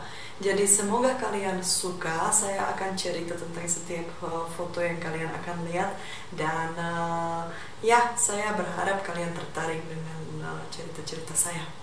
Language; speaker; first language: Indonesian; non-native, fluent; Czech